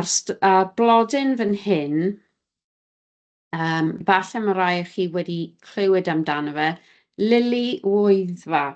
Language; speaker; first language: Welsh; native; Welsh